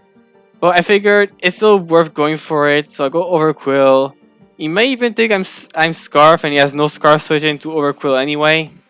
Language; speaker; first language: English; non-native, fluent; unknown